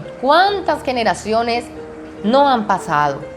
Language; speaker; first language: Spanish; native; Spanish